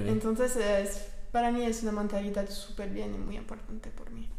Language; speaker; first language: Spanish; non-native, fluent; French